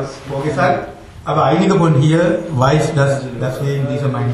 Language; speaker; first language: German; non-native, learner; Tamil